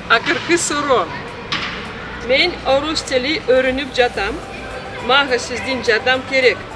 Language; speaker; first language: Kyrgyz; non-native, learner; Russian